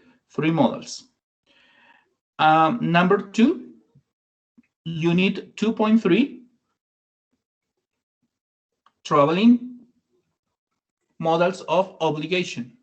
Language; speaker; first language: English; non-native, learner; Spanish